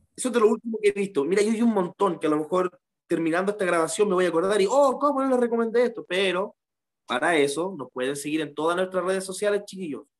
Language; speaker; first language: Spanish; native; Spanish